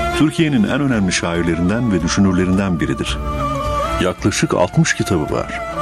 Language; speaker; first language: Turkish; native; Turkish